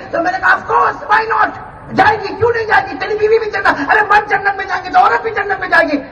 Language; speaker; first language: Urdu; native; Urdu